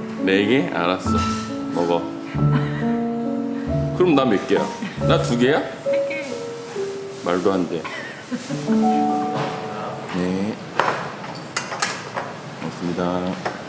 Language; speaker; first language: Korean; native; Korean